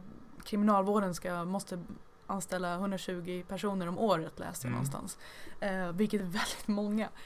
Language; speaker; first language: Swedish; native; Swedish